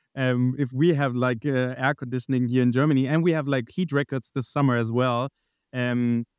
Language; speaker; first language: English; non-native, fluent; German